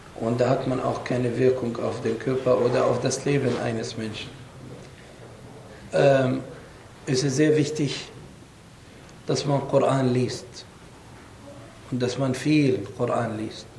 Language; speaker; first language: German; non-native, fluent; Arabic